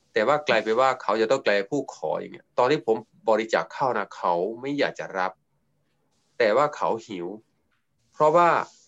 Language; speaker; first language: Thai; non-native, local second language; S'gaw Karen